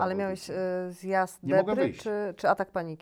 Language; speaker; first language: Polish; native; Polish